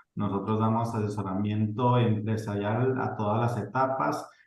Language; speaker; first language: Spanish; early bilingual, heritage; Spanish